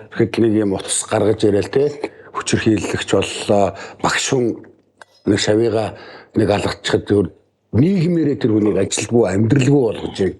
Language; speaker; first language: Mongolian; native; Mongolian